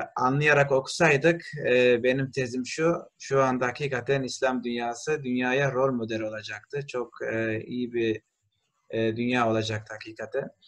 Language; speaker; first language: Turkish; early bilingual, heritage; Turkish